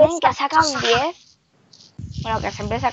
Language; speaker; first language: Spanish; native; Spanish